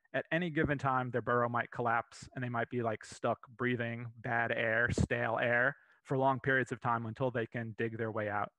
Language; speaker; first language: English; native; English